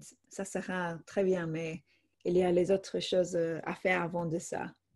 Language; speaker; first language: French; non-native, fluent; English